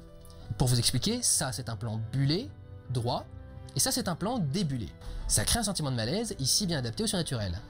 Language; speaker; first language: French; native; French